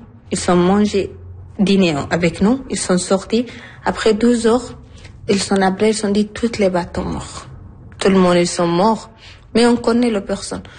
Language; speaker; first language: French; non-native, learner; Arabic